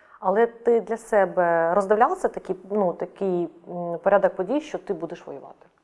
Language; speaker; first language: Ukrainian; native; Ukrainian